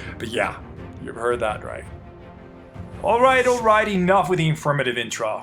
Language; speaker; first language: English; non-native, fluent; Spanish